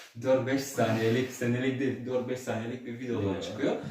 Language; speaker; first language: Turkish; early bilingual, heritage; Turkish